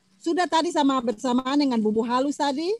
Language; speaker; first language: Indonesian; native; Indonesian